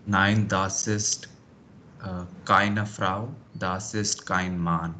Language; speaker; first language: German; non-native, learner; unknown